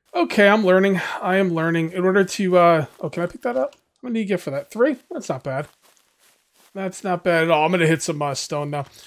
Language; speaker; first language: English; native; English